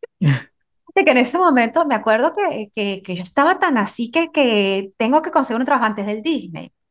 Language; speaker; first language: Spanish; native; Spanish